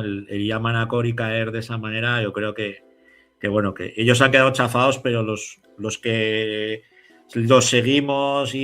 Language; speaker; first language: Spanish; native; Spanish